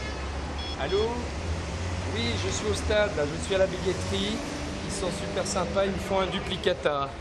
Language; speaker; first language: French; native; French